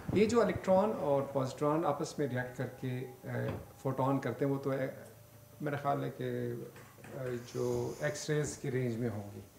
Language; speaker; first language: Urdu; native; Urdu